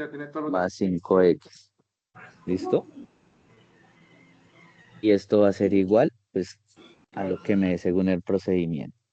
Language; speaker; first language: Spanish; native; Spanish